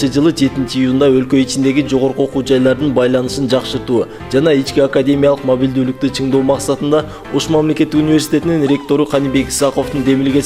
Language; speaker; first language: Kyrgyz; native; Kyrgyz